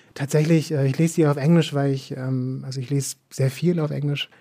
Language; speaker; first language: German; native; German